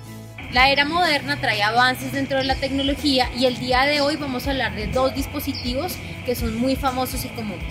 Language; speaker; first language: Spanish; native; Spanish